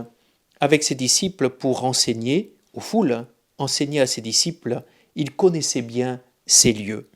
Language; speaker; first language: French; native; French